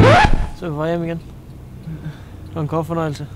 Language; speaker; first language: Danish; native; Danish